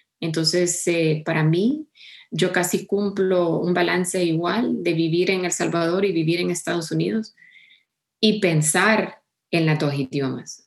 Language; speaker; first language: Spanish; early bilingual, heritage; Spanish